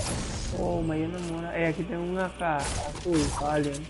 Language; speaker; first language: Spanish; native; Spanish